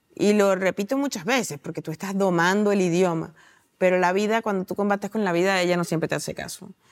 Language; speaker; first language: Spanish; native; Spanish